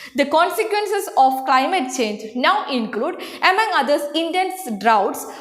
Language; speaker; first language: English; non-native, local second language; Malayalam